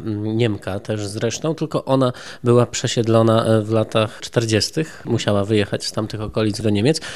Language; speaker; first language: Polish; native; Polish